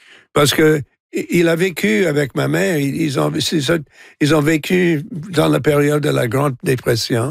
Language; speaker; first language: French; non-native, fluent; English